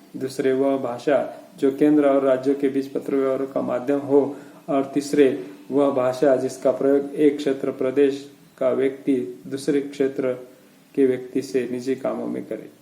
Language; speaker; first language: Hindi; non-native, local second language; Marathi